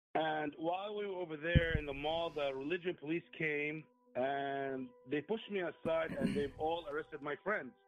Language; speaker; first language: English; non-native, fluent; Arabic